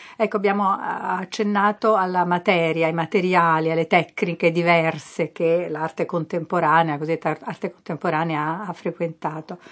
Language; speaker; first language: Italian; native; Italian